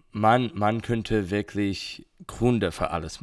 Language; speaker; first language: German; non-native, learner; English